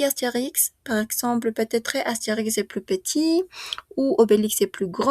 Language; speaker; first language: French; non-native, fluent; Spanish